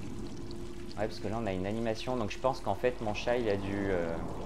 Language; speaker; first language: French; native; French